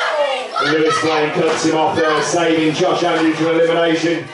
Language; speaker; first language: English; native; English